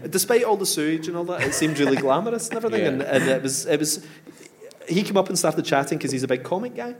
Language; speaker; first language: English; native; English